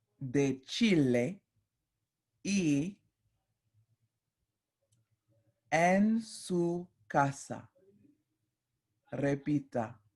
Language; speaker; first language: Spanish; non-native, fluent; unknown